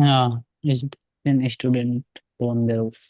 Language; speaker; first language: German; non-native, learner; Hindi